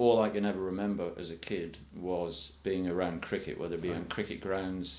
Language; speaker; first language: English; native; English